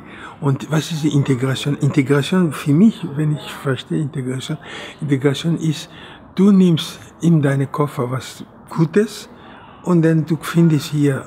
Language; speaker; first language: German; non-native, fluent; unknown